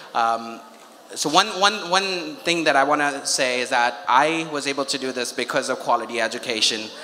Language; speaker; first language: English; non-native, local second language; Urdu